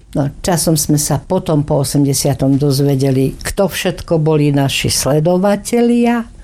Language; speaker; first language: Slovak; native; Slovak